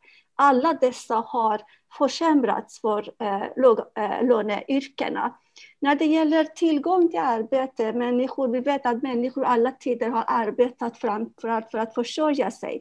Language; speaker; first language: Swedish; non-native, fluent; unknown